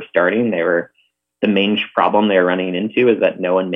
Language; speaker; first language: English; native; English